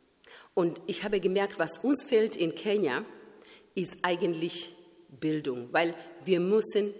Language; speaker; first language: German; non-native, fluent; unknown